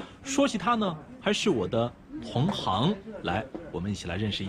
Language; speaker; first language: Chinese; native; Chinese